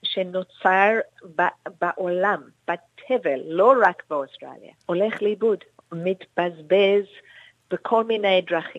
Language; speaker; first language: Hebrew; non-native, fluent; English